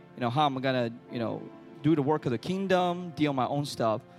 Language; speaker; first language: English; early bilingual, other home language; Chinese